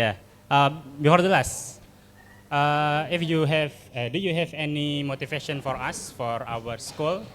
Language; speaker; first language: English; non-native, learner; Indonesian